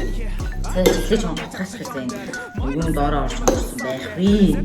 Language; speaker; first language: Mongolian; native; Mongolian